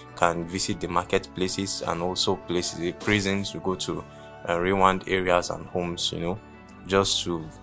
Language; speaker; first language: English; non-native, local second language; Igbo